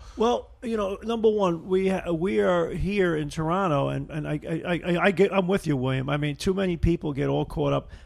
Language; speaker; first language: English; native; English